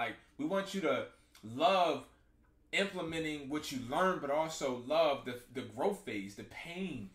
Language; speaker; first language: English; native; English